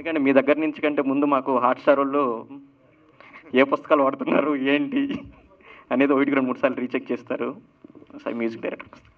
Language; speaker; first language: Telugu; native; Telugu